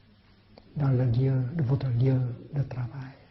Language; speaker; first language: French; non-native, fluent; Vietnamese